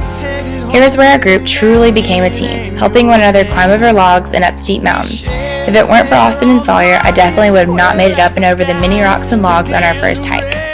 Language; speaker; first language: English; native; English